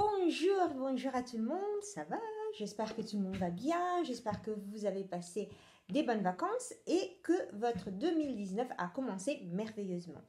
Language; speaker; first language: French; non-native, fluent; Italian